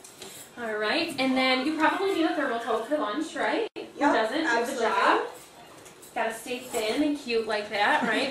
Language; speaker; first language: English; native; English